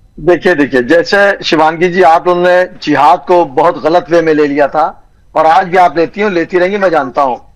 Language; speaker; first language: Hindi; native; Hindi